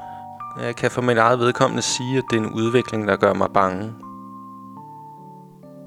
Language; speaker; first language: Danish; native; Danish